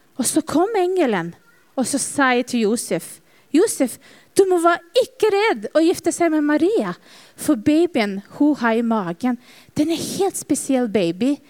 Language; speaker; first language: Norwegian; non-native, fluent; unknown